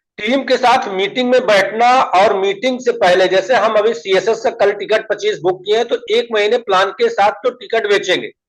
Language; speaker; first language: Hindi; native; Hindi